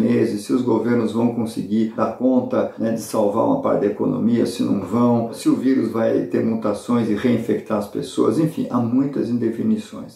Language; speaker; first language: Portuguese; native; Portuguese